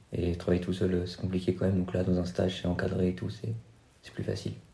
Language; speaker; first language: French; native; French